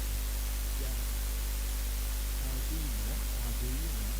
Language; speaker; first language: English; non-native, fluent; Thai